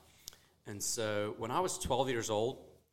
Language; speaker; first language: English; non-native, local second language; Afrikaans